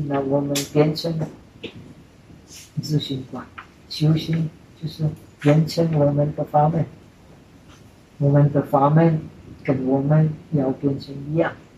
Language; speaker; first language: Chinese; non-native, fluent; Czech